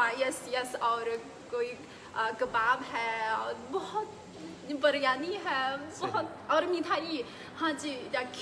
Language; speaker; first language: Hindi; non-native, fluent; Chinese